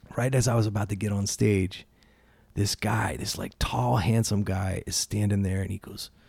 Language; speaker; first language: English; native; English